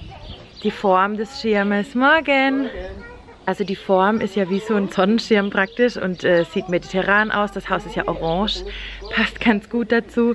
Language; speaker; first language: German; native; German